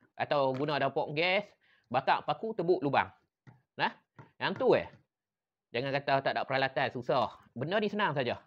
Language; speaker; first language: Malay; native; Malay